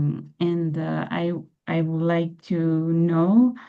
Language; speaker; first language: English; non-native, fluent; French